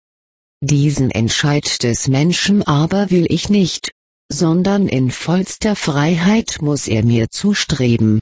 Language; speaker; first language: German; native; German